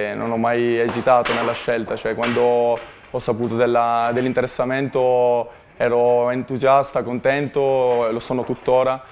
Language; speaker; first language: Italian; native; Italian